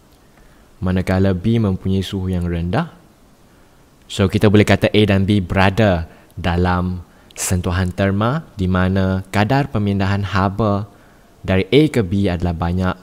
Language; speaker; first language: Malay; native; Malay